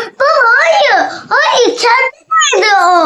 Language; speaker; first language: Turkish; native; Turkish